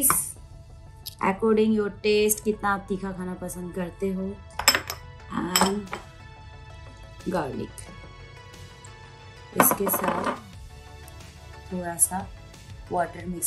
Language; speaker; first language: Hindi; non-native, local second language; Bangla